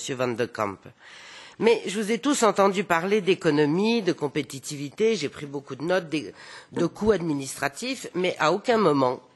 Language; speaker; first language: French; native; French